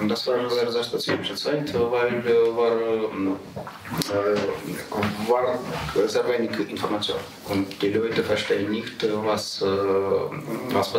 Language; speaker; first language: German; non-native, learner; Ukrainian